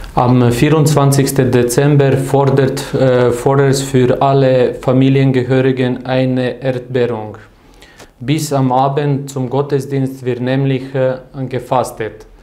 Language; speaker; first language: German; non-native, learner; Croatian